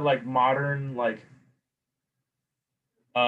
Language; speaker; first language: English; native; English